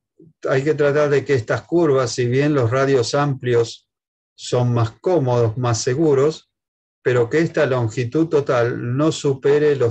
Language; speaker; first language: Spanish; native; Spanish